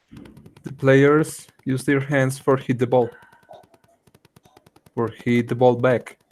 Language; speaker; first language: English; non-native, learner; Spanish